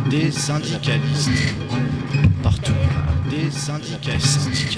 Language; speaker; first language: French; native; French